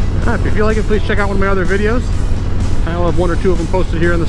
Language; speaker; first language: English; native; English